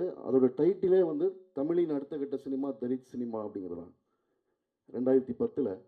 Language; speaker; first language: Tamil; native; Tamil